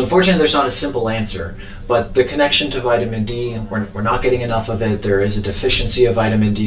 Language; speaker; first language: English; native; English